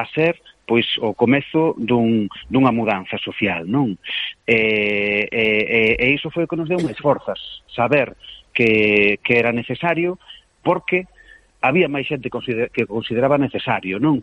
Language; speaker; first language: Galician; native; Galician